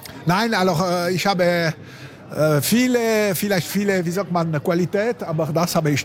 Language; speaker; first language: German; non-native, local second language; French